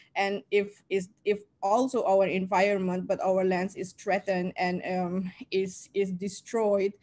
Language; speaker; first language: English; non-native, fluent; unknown